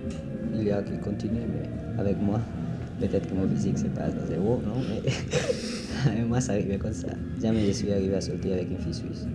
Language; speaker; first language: French; non-native, learner; Spanish